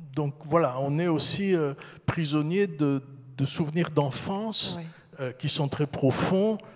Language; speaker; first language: French; early bilingual, heritage; French